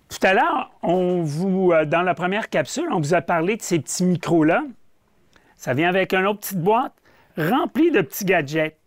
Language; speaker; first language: French; native; French